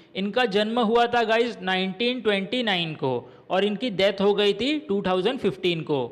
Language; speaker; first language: Hindi; non-native, local second language; Marathi